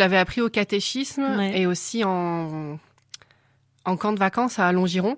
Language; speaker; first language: French; native; French